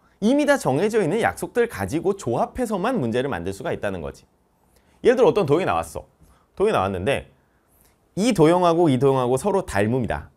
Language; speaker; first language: Korean; native; Korean